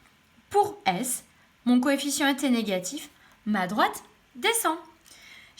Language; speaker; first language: French; native; French